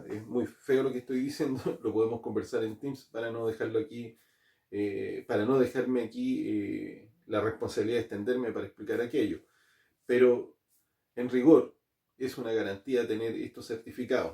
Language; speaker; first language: Spanish; native; Spanish